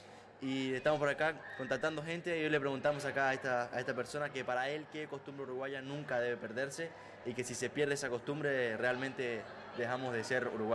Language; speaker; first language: Spanish; native; Spanish